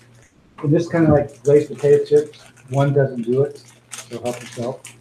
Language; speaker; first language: English; native; English